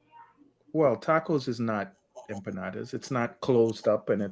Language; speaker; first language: English; native; English